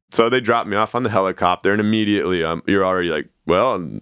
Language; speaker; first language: English; native; English